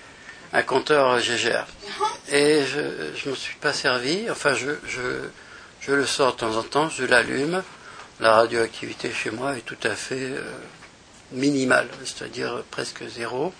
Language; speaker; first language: French; native; French